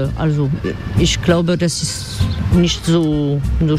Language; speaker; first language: German; non-native, fluent; French